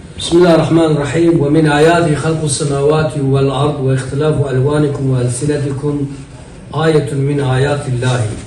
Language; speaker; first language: Turkish; non-native, local second language; Zaza